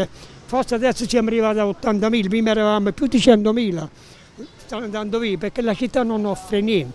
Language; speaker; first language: Italian; native; Italian